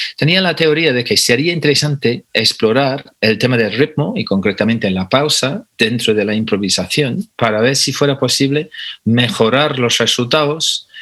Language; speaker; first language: Spanish; non-native, fluent; English